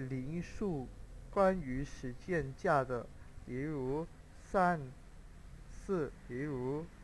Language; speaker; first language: Chinese; non-native, fluent; Indonesian